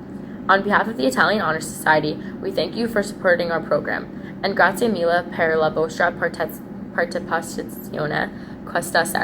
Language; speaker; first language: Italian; non-native, learner; English